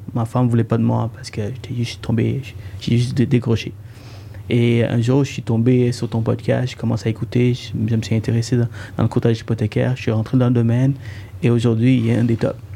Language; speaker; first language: French; early bilingual, other home language; Tamil